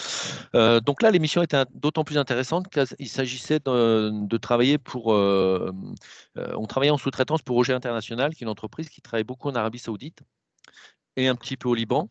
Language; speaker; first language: French; native; French